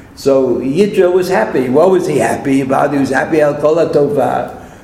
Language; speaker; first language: English; native; English